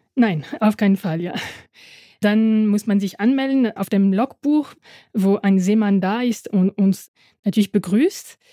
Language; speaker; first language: German; non-native, fluent; French